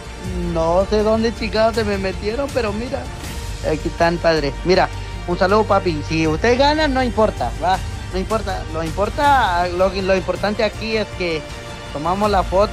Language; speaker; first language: Spanish; native; Spanish